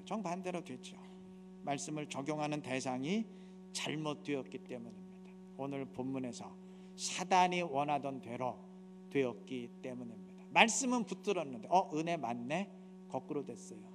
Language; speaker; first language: Korean; native; Korean